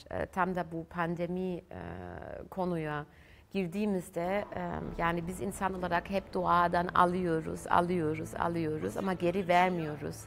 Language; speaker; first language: Turkish; early bilingual, heritage; German